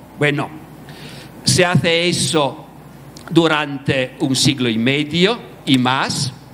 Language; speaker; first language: Spanish; non-native, fluent; Italian